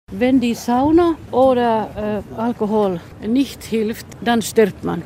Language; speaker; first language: German; non-native, fluent; Finnish